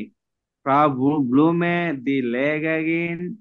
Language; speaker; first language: German; non-native, learner; Bangla